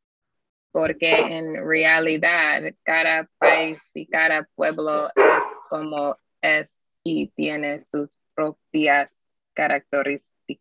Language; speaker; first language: Spanish; non-native, learner; English